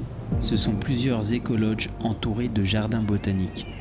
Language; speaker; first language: French; native; French